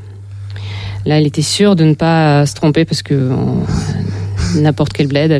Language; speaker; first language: French; non-native, fluent; Russian